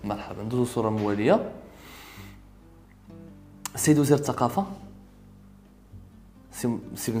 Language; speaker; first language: Arabic; native; Arabic